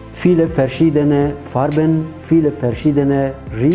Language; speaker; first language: German; non-native, learner; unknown